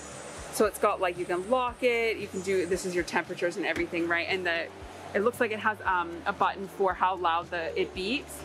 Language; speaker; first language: English; native; English